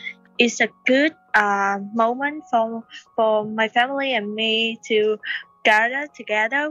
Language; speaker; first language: English; non-native, learner; Vietnamese